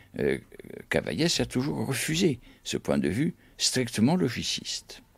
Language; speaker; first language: French; native; French